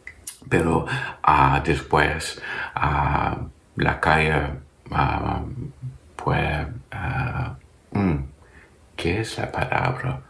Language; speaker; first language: Spanish; non-native, learner; English